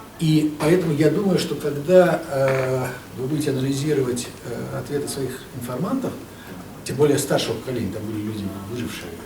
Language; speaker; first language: Russian; native; Russian